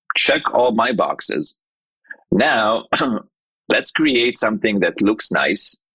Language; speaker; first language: English; non-native, fluent; Hebrew